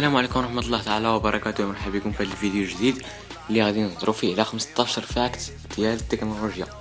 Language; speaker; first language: Arabic; native; Arabic